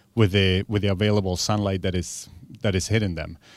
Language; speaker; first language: English; early bilingual, other home language; Spanish